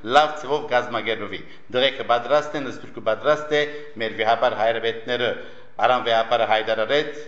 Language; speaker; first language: Armenian; early bilingual, heritage; Armenian